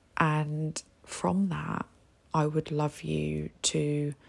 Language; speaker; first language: English; native; English